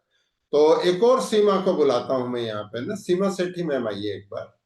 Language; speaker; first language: Hindi; native; Hindi